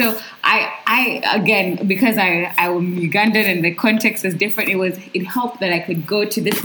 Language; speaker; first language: English; non-native, local second language; Ganda